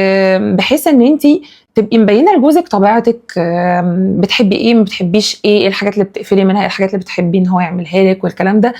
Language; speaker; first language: Arabic; native; Arabic